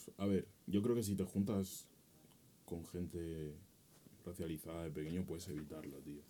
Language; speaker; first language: Spanish; native; Spanish